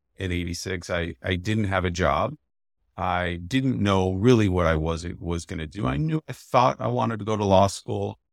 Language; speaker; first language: English; native; English